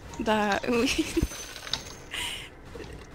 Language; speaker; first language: Russian; non-native, learner; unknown